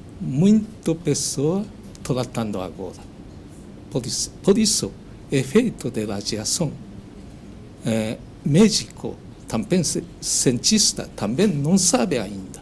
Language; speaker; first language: Portuguese; non-native, learner; Japanese